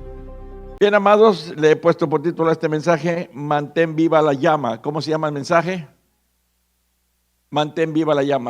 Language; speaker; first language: Spanish; native; Spanish